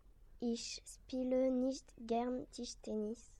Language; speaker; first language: German; non-native, learner; French